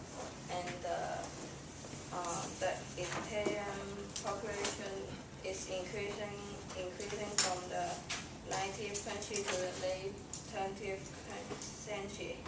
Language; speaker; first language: English; non-native, learner; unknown